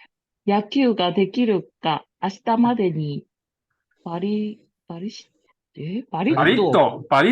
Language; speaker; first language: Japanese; non-native, learner; Korean